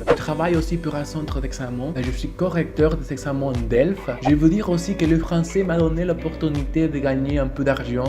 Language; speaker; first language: French; non-native, fluent; Spanish